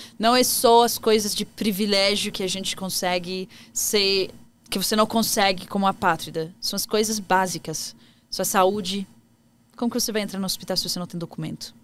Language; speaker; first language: Portuguese; non-native, fluent; Arabic